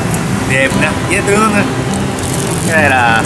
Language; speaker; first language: Vietnamese; non-native, learner; Japanese